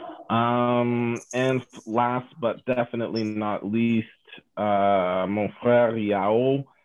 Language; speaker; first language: English; native; English